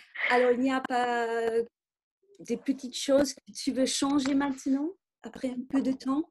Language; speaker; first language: French; non-native, fluent; English